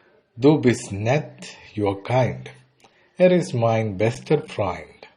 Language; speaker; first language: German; non-native, fluent; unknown